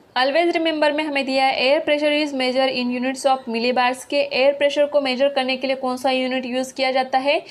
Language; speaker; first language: Hindi; non-native, local second language; Marathi